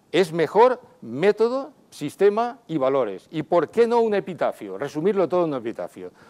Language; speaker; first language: Spanish; native; Spanish